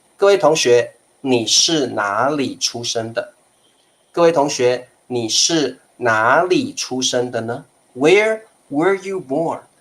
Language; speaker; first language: Chinese; native; Chinese